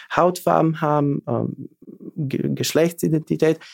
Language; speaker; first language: German; non-native, fluent; Serbian